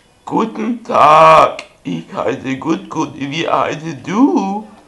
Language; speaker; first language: German; non-native, learner; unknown